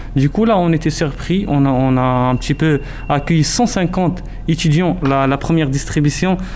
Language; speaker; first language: French; non-native, local second language; Arabic